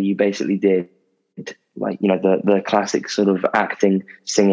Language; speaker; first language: English; native; English